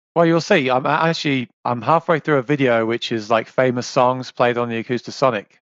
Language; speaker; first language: English; native; English